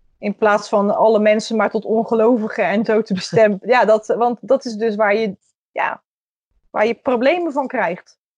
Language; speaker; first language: Dutch; native; Dutch